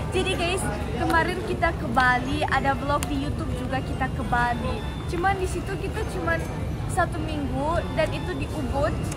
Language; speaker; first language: Indonesian; non-native, fluent; Russian